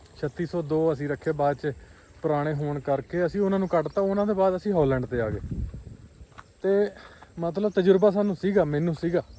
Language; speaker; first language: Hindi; non-native, local second language; Punjabi